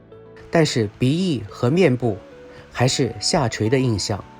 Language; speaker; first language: Chinese; native; Chinese